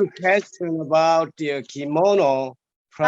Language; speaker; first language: English; non-native, learner; Indonesian